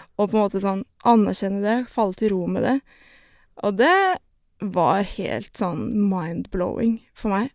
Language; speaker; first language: Norwegian; native; Norwegian